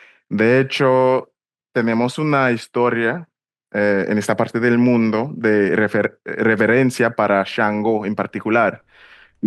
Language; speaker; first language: Spanish; non-native, fluent; English